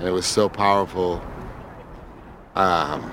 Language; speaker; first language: English; native; English